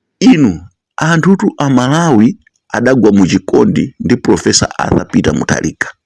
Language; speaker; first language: Nyanja; native; Nyanja